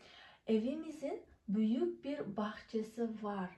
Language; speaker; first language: Turkish; non-native, fluent; Kazakh